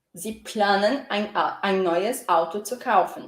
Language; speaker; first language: German; non-native, fluent; Portuguese